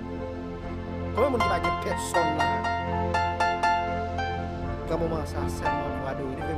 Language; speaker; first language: French; non-native, local second language; Haitian Creole